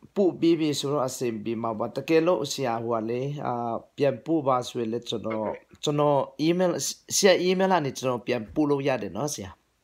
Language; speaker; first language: Burmese; non-native, local second language; Tedim Chin